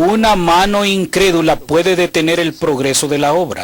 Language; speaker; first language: Spanish; native; Spanish